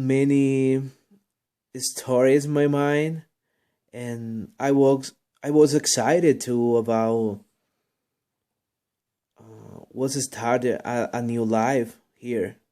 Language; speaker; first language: English; non-native, learner; Spanish